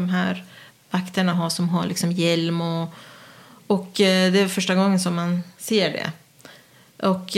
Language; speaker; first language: Swedish; non-native, fluent; Persian